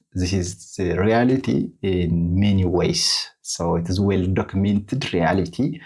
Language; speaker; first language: English; non-native, local second language; Amharic